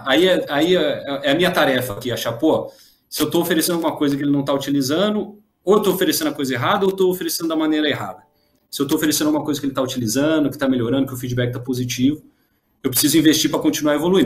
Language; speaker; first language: Portuguese; native; Portuguese